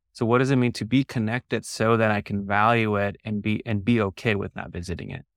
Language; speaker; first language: English; early bilingual, other home language; Spanish